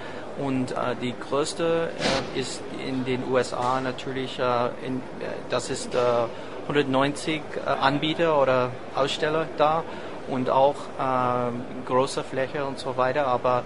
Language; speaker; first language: German; non-native, learner; English